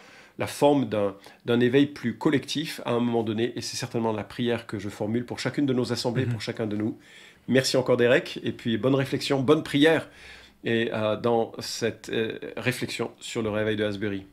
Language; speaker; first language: French; native; French